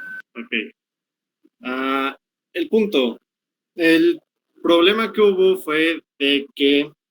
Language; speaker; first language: Spanish; native; Spanish